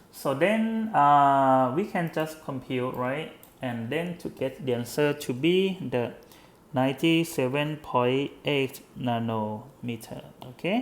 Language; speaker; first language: English; non-native, fluent; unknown